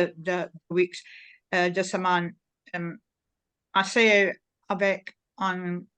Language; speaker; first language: French; non-native, learner; English